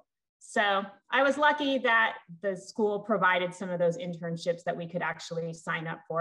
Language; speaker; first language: English; native; English